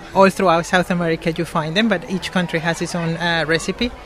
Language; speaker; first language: English; non-native, fluent; Spanish